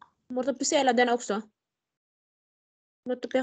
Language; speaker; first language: Swedish; non-native, learner; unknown